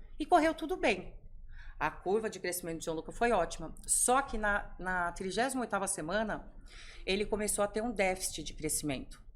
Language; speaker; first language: Portuguese; native; Portuguese